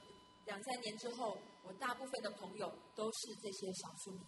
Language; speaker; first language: Chinese; native; Chinese